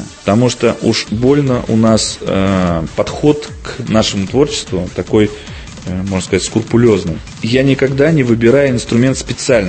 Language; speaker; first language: Russian; native; Russian